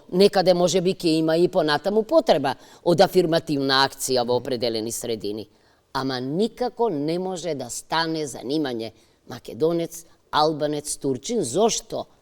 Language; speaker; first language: Macedonian; native; Macedonian